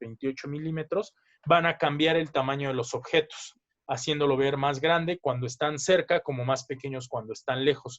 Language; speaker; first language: Spanish; native; Spanish